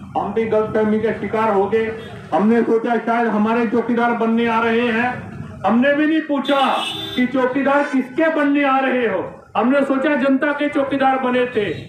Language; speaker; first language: Hindi; native; Hindi